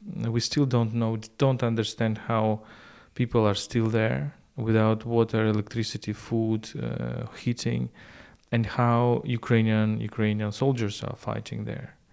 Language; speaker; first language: English; non-native, fluent; Ukrainian